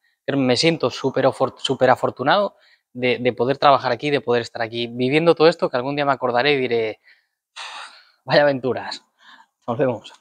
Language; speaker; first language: Spanish; native; Spanish